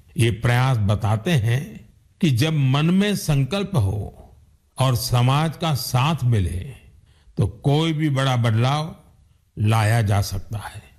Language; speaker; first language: Hindi; non-native, local second language; Gujarati